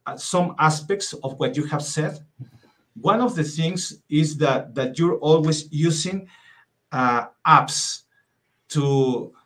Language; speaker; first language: English; non-native, fluent; Spanish